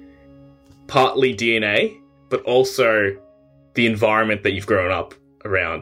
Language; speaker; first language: English; native; English